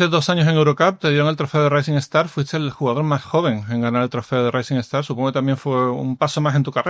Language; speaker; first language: Spanish; native; Spanish